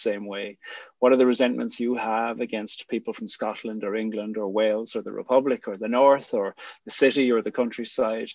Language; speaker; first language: English; native; English